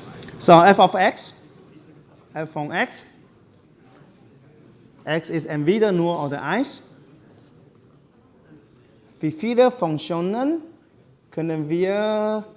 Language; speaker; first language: German; non-native, fluent; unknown